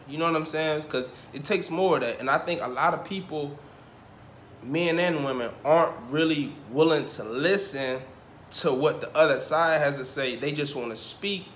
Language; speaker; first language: English; native; English